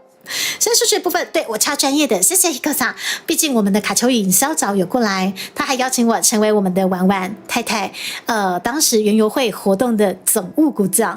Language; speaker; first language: Chinese; native; Chinese